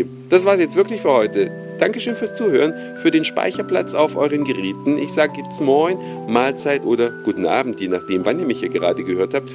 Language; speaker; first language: German; native; German